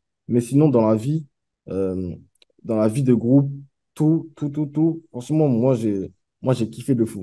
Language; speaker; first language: French; native; French